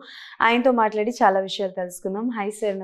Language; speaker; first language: Telugu; native; Telugu